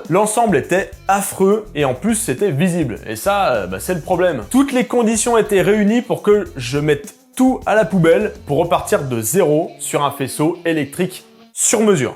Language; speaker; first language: French; native; French